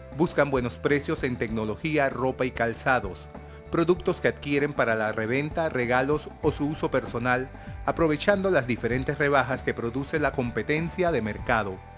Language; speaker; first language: Spanish; native; Spanish